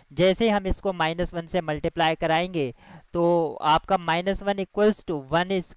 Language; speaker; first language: Hindi; native; Hindi